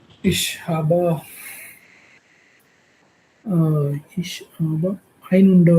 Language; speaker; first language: German; non-native, learner; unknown